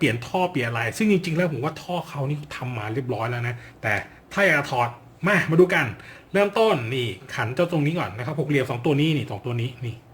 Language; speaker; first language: Thai; native; Thai